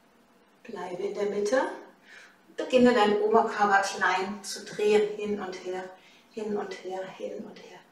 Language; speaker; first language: German; native; German